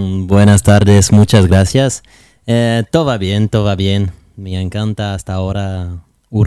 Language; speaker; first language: Spanish; non-native, learner; French